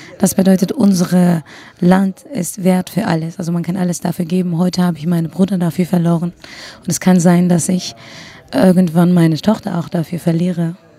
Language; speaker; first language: German; non-native, fluent; Kurdish